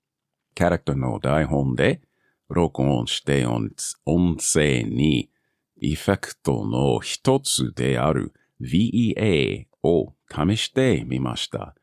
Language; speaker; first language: Japanese; non-native, learner; English